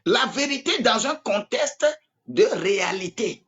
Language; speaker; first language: French; non-native, local second language; Ewe